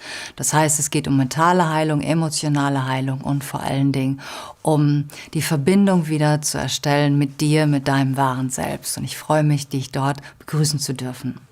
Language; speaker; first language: German; native; German